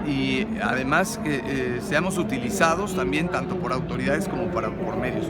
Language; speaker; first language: Spanish; native; Spanish